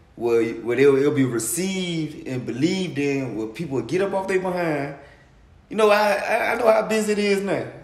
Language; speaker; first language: English; native; English